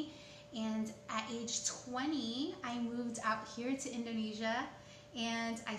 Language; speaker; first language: English; early bilingual, other home language; Spanish